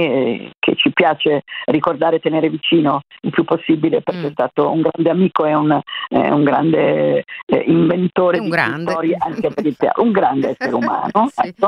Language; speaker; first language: Italian; native; Italian